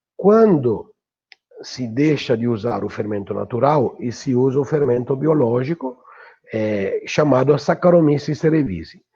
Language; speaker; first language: Portuguese; non-native, fluent; Italian